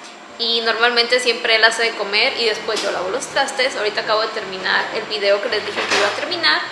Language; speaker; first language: Spanish; native; Spanish